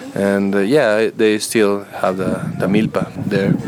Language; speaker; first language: English; non-native, learner; Spanish